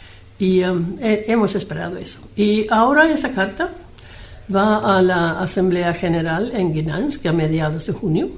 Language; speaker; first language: Spanish; non-native, fluent; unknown